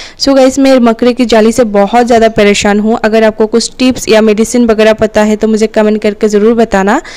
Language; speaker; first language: Hindi; non-native, local second language; Assamese